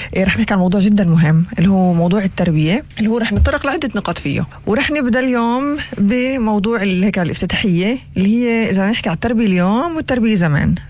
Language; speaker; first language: Arabic; native; Arabic